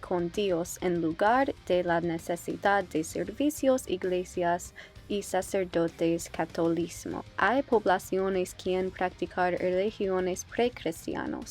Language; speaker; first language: Spanish; non-native, learner; English